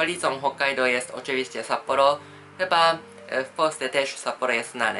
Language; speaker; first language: Polish; non-native, fluent; Japanese